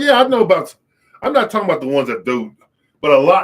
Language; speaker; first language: English; native; English